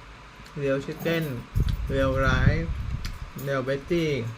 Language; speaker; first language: English; non-native, learner; Thai